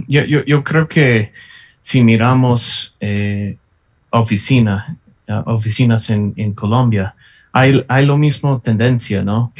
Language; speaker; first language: Spanish; non-native, fluent; English